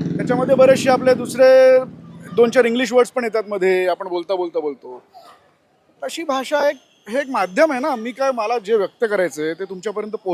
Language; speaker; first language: Marathi; non-native, local second language; Gujarati